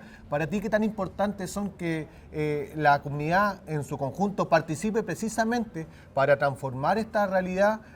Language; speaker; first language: Spanish; native; Spanish